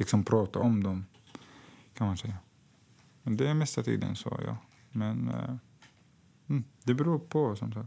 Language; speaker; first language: Swedish; non-native, fluent; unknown